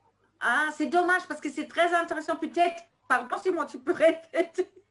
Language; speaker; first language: French; non-native, fluent; German